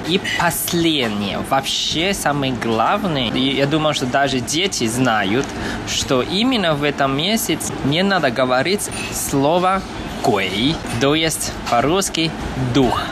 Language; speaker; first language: Russian; non-native, fluent; Chinese